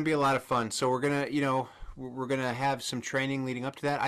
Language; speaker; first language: English; native; English